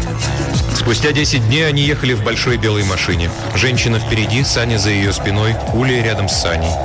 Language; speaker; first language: Russian; native; Russian